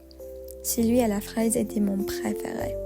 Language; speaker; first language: French; non-native, learner; English